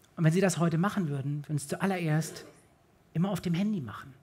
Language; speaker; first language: German; native; German